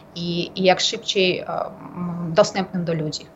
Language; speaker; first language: Polish; non-native, fluent; Ukrainian